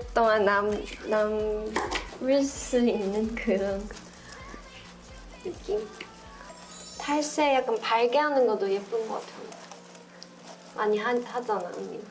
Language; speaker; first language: Korean; non-native, fluent; Chinese